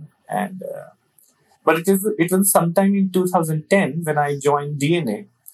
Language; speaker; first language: English; non-native, local second language; Hindi